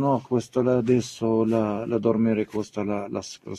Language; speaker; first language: Italian; non-native, learner; Arabic